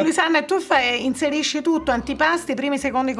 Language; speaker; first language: Italian; native; Italian